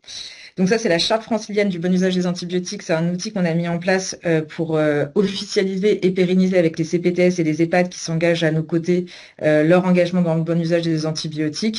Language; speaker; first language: French; native; French